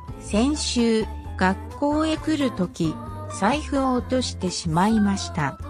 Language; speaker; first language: Japanese; non-native, learner; English